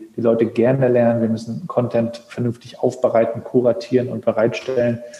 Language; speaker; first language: German; native; German